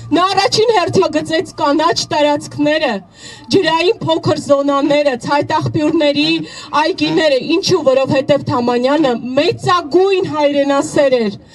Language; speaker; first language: Armenian; native; Armenian